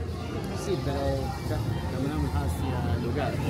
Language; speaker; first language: Spanish; non-native, learner; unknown